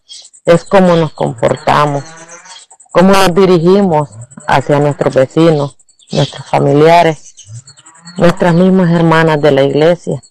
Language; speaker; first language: Spanish; native; Spanish